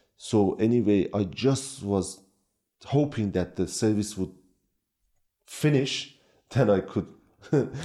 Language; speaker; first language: English; non-native, fluent; Kurdish